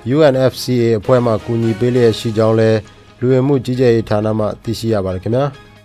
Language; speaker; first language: Burmese; non-native, local second language; Rohingya